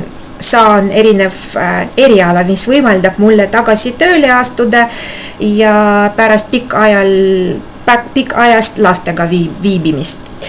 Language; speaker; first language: Estonian; non-native, local second language; Russian